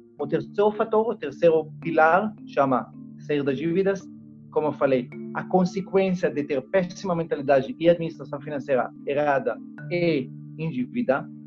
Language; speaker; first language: Portuguese; non-native, fluent; Hebrew